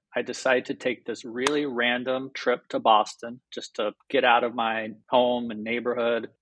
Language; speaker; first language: English; native; English